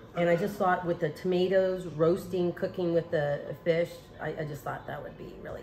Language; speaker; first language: English; native; English